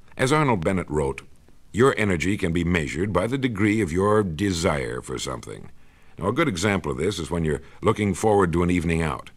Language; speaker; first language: English; native; English